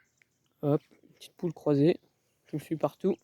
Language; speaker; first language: French; native; French